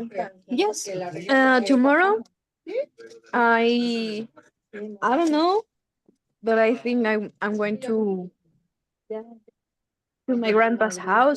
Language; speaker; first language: English; non-native, learner; Spanish